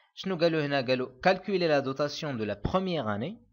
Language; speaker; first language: French; non-native, local second language; Arabic